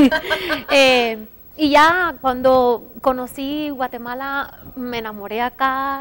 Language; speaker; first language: Spanish; native; Spanish